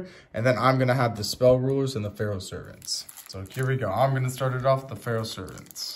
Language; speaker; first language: English; native; English